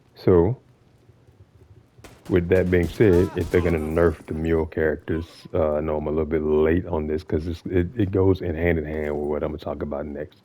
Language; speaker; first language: English; native; English